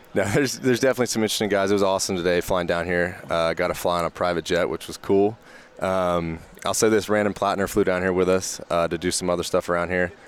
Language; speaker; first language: English; native; English